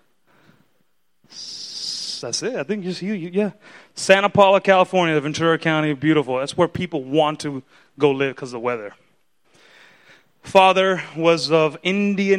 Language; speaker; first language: English; early bilingual, other home language; Spanish